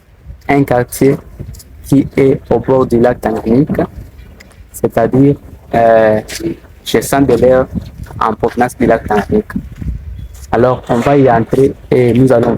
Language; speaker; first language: French; non-native, local second language; Rundi